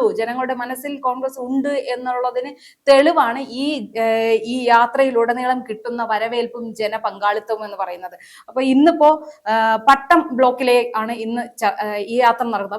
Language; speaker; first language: Malayalam; native; Malayalam